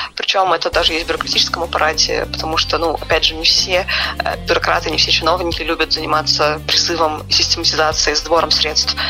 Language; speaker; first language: Russian; native; Russian